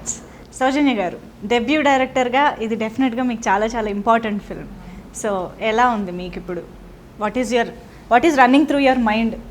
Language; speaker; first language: Telugu; native; Telugu